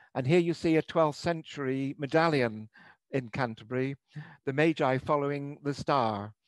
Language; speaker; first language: English; native; English